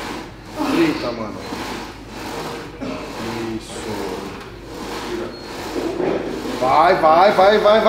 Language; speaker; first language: Portuguese; native; Portuguese